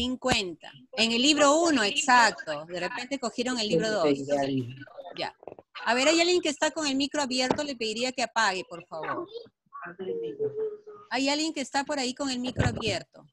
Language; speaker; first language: Spanish; native; Spanish